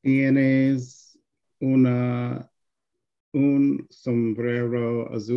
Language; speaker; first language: Spanish; non-native, learner; English